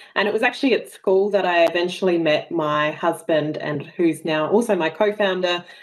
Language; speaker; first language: English; native; English